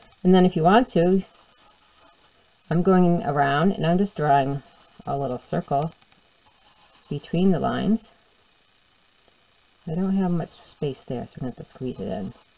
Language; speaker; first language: English; native; English